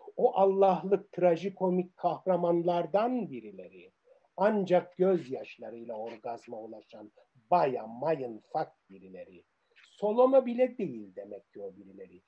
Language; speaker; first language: Turkish; native; Turkish